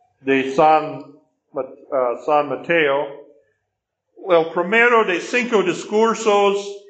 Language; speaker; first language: Spanish; non-native, fluent; English